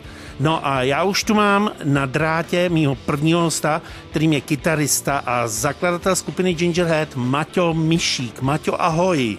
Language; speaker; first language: Czech; native; Czech